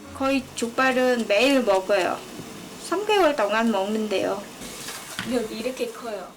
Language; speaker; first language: Korean; non-native, fluent; Vietnamese